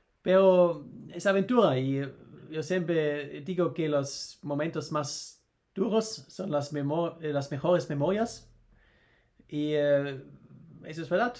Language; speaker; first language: Spanish; non-native, learner; German